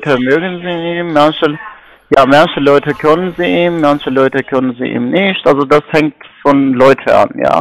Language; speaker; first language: German; non-native, learner; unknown